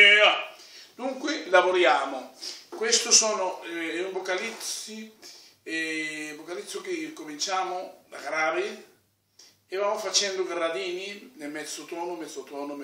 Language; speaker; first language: Italian; non-native, fluent; Spanish